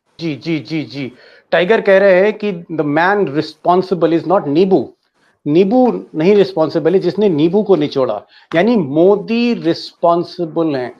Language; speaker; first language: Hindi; native; Hindi